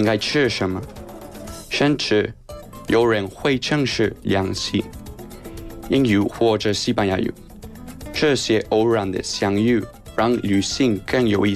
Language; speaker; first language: Chinese; non-native, learner; Spanish